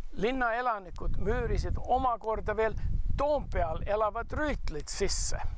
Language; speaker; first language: Estonian; early bilingual, heritage; Estonian